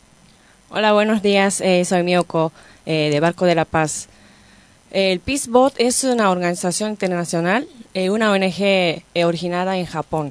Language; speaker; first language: Spanish; non-native, fluent; Japanese